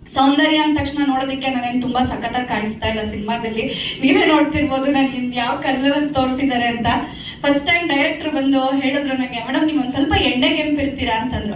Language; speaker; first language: Kannada; native; Kannada